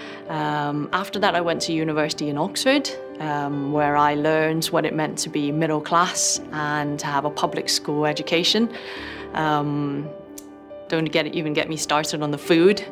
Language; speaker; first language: English; early bilingual, other home language; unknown